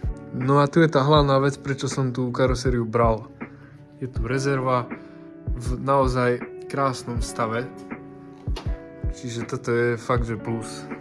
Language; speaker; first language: Slovak; native; Slovak